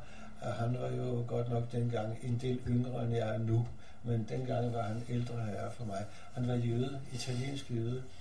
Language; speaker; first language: Danish; non-native, fluent; Polish